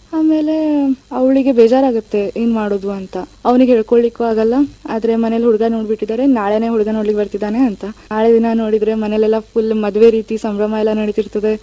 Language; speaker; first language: Kannada; native; Kannada